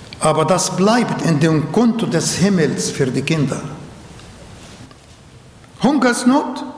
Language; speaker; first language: German; non-native, learner; Arabic